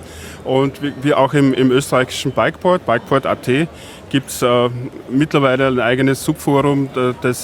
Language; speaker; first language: German; native; German